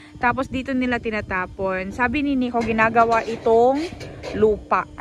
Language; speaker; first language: Filipino; non-native, local second language; Cebuano